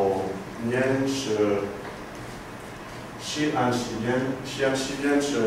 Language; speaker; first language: Chinese; non-native, learner; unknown